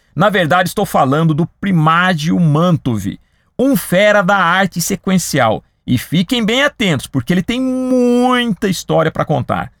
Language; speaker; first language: Portuguese; native; Portuguese